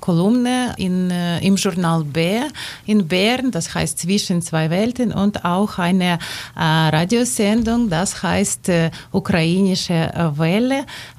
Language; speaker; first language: German; non-native, fluent; Ukrainian